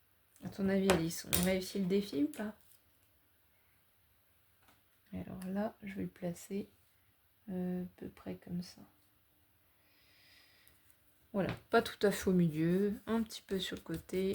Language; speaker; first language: French; native; French